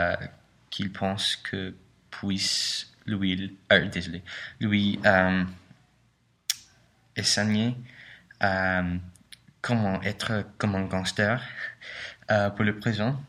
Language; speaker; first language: French; non-native, learner; English